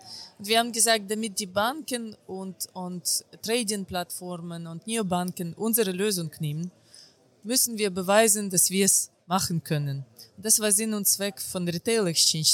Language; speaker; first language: German; non-native, fluent; Ukrainian